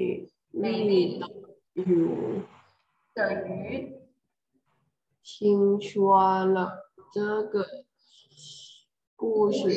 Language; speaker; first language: Chinese; non-native, learner; Thai